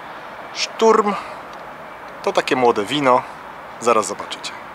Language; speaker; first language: Polish; native; Polish